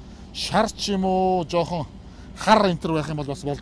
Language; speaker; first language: Mongolian; native; Mongolian